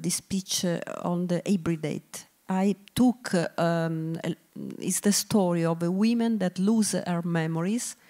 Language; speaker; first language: English; non-native, learner; Italian